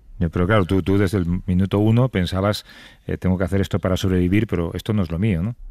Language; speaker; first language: Spanish; native; Spanish